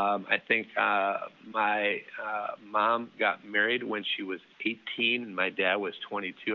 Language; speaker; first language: English; early bilingual, other home language; Dutch